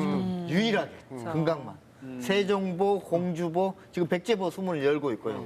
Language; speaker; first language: Korean; native; Korean